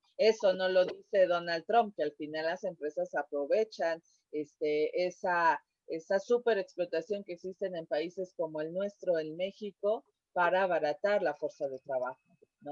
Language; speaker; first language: Spanish; native; Spanish